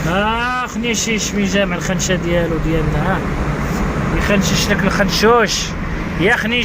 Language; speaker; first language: Arabic; native; Arabic